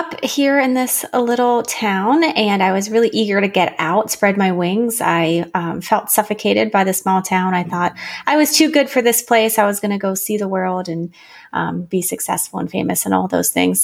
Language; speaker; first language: English; native; English